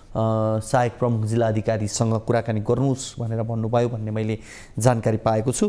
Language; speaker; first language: Nepali; native; Nepali